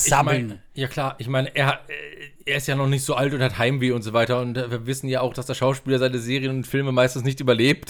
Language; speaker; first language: German; native; German